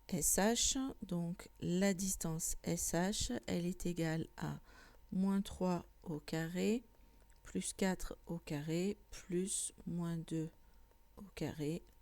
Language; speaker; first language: French; native; French